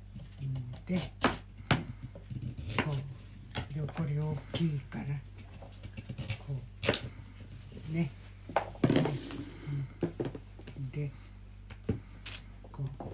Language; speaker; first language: Japanese; native; Japanese